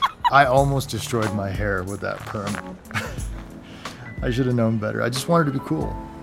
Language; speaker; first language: English; native; English